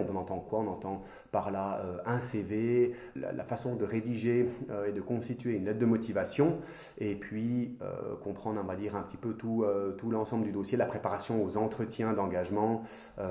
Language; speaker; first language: French; native; French